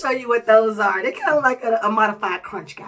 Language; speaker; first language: English; native; English